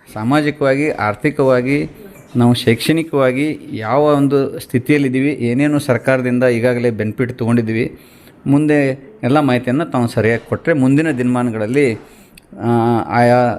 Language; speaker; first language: Kannada; native; Kannada